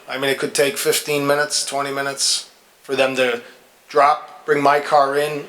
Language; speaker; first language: English; native; English